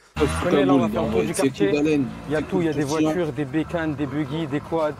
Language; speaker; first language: French; native; French